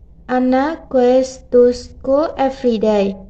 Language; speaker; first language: English; non-native, learner; Indonesian